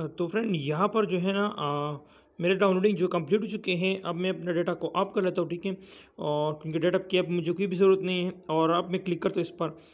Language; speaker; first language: Urdu; non-native, local second language; Pashto